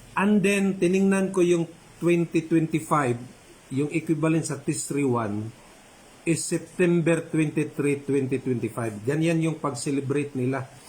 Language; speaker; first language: Filipino; non-native, local second language; Cebuano